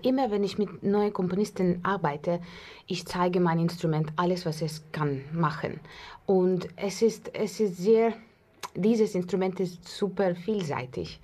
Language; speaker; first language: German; non-native, learner; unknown